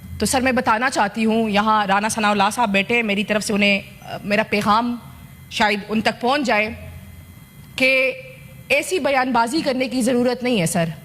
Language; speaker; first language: Urdu; non-native, local second language; Pashto